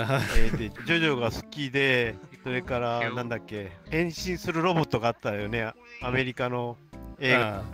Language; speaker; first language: Japanese; native; Japanese